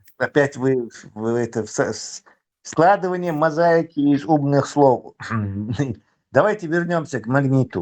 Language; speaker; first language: Russian; non-native, local second language; Chechen